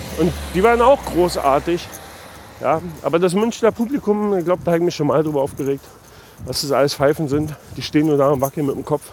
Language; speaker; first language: German; native; German